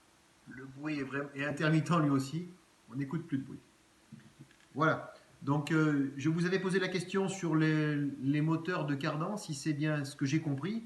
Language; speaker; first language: French; native; French